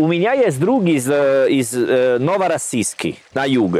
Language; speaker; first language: Russian; non-native, learner; Italian